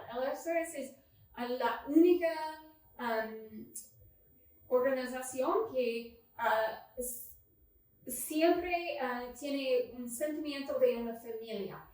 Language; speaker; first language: Spanish; non-native, learner; English